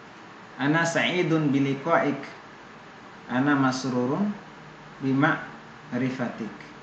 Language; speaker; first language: Arabic; non-native, fluent; Indonesian